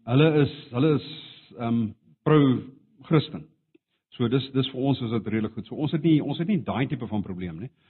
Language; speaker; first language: Afrikaans; non-native, local second language; English